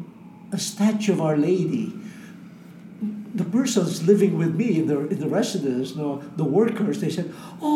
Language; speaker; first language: English; non-native, local second language; Filipino